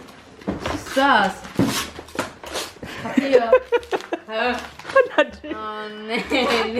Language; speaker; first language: German; early bilingual, other home language; Filipino